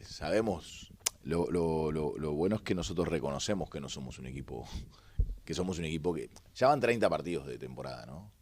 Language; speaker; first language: Spanish; native; Spanish